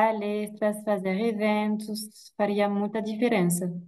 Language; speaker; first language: Portuguese; non-native, fluent; French